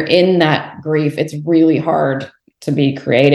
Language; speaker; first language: English; native; English